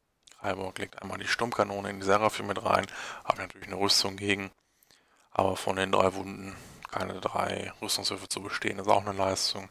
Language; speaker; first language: German; native; German